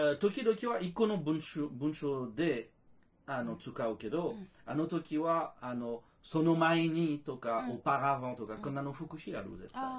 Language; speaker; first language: Japanese; non-native, fluent; French